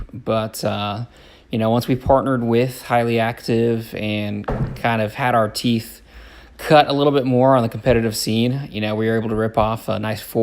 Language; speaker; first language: English; native; English